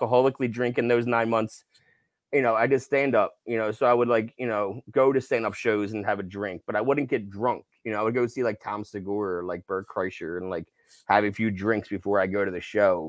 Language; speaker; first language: English; native; English